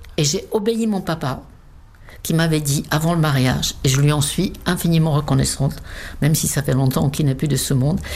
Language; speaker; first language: French; non-native, fluent; Czech